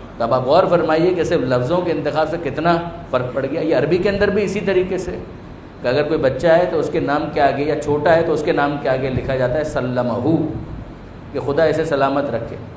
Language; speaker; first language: Urdu; non-native, local second language; Punjabi